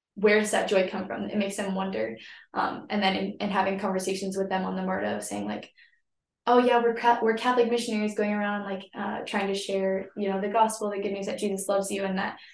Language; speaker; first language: English; native; English